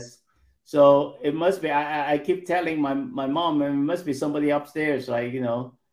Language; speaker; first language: English; non-native, local second language; Cantonese